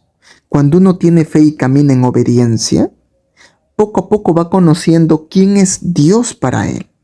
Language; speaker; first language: Spanish; native; Spanish